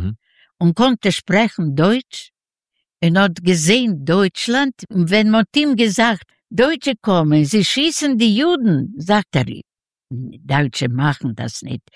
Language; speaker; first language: German; non-native, fluent; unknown